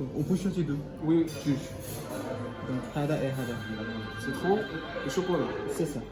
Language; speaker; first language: French; non-native, local second language; Arabic